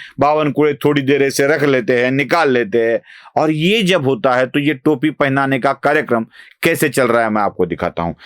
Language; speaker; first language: Hindi; non-native, local second language; Marathi